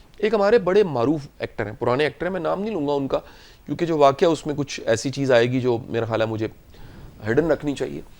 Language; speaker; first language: Urdu; non-native, local second language; Punjabi